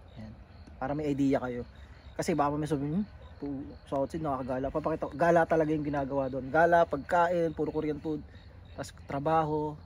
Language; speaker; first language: Filipino; native; Filipino